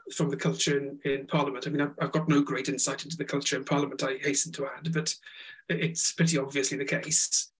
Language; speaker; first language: English; non-native, local second language; Welsh